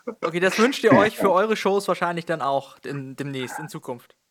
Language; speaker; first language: German; native; German